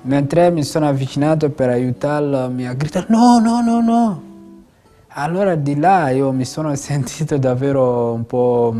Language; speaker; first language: Italian; non-native, fluent; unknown